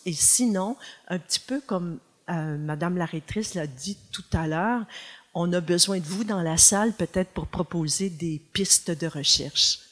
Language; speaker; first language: French; native; French